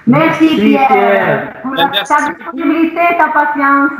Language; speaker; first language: French; non-native, learner; Italian